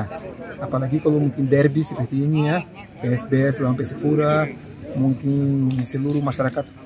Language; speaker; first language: Indonesian; non-native, fluent; Portuguese